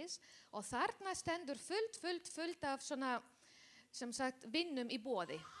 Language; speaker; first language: Icelandic; non-native, learner; Spanish